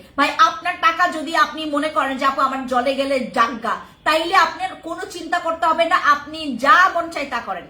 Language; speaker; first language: Bangla; non-native, local second language; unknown